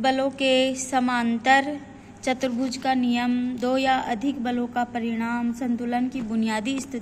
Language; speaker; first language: Hindi; native; Hindi